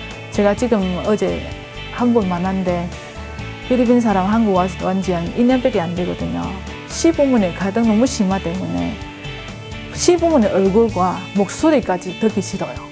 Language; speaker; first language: Korean; non-native, fluent; Indonesian